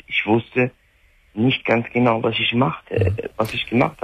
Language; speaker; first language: German; non-native, fluent; Arabic